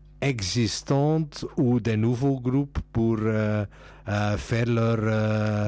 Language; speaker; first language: French; non-native, local second language; Dutch